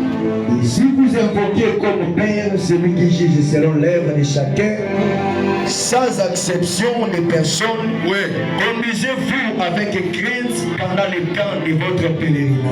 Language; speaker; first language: French; non-native, local second language; Lingala